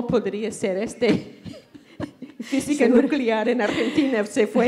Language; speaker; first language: Spanish; non-native, fluent; English